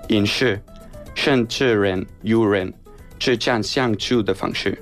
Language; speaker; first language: Chinese; non-native, learner; Spanish